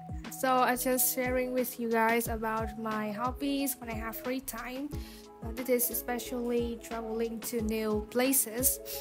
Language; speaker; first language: English; non-native, learner; Vietnamese